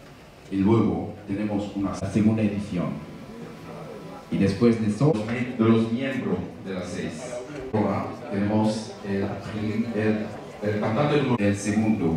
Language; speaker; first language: Spanish; non-native, learner; French